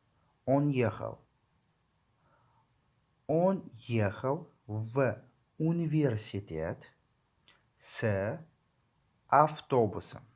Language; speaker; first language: Russian; non-native, learner; Tajik